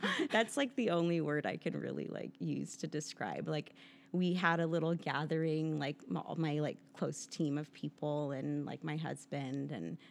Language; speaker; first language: English; native; English